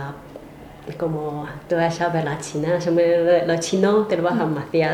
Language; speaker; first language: Spanish; non-native, learner; Chinese